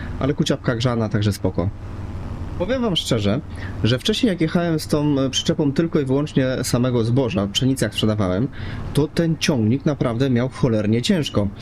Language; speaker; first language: Polish; native; Polish